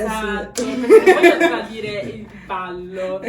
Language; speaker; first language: Italian; early bilingual, other home language; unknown